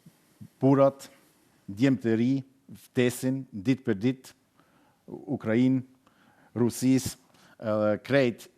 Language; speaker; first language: Albanian; non-native, learner; German